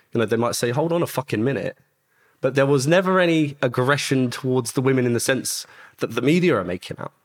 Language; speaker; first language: English; native; English